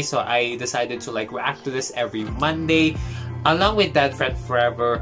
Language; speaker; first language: English; non-native, local second language; Filipino